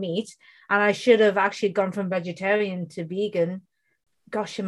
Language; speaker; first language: English; non-native, local second language; Bangla